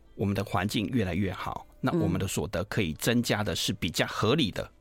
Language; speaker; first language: Chinese; native; Chinese